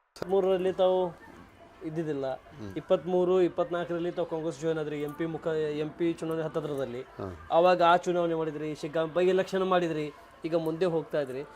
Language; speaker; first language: Kannada; native; Kannada